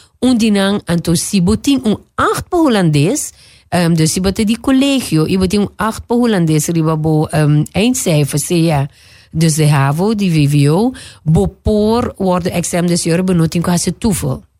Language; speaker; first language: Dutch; non-native, local second language; Papiamento